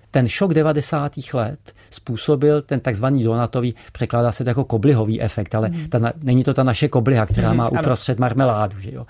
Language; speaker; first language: Czech; native; Czech